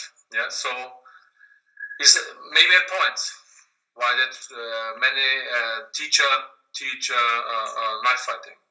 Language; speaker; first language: English; non-native, learner; German